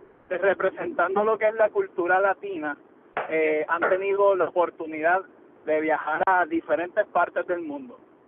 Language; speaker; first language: Spanish; native; Spanish